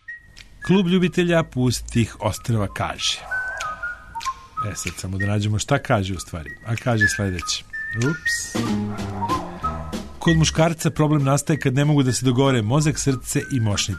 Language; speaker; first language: Serbian; native; Serbian